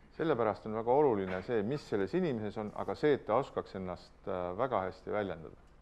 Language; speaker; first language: Estonian; native; Estonian